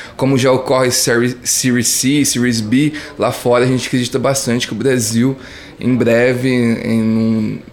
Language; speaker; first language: Portuguese; native; Portuguese